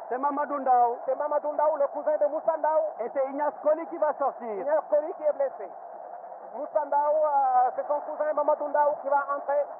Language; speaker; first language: French; non-native, local second language; Wolof